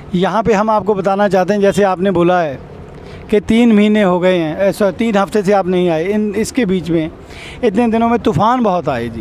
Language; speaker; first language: Hindi; non-native, local second language; Punjabi